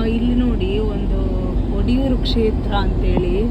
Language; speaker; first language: Kannada; non-native, local second language; Tulu